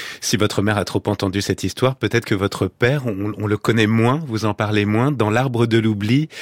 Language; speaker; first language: French; native; French